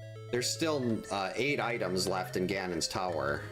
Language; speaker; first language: English; native; English